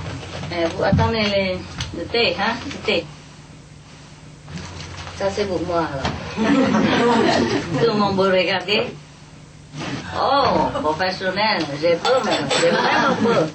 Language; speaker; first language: French; non-native, learner; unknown